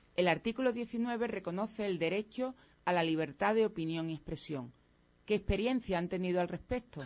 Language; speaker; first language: Spanish; native; Spanish